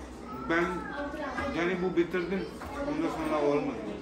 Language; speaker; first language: Turkish; non-native, learner; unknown